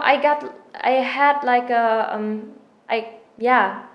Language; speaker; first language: English; non-native, fluent; German